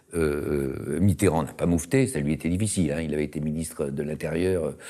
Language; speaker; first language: French; native; French